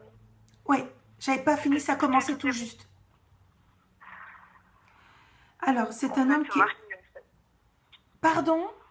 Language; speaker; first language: French; native; French